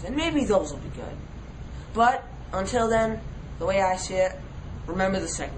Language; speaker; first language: English; native; English